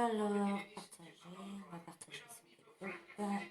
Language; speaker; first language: French; native; French